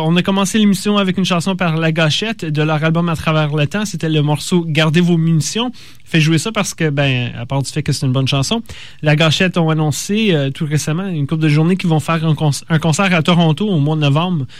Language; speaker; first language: French; native; French